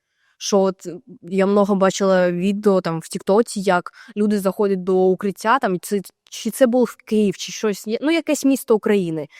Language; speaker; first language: Ukrainian; native; Ukrainian